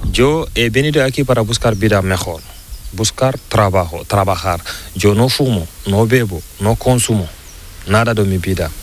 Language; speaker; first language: Spanish; non-native, learner; Fula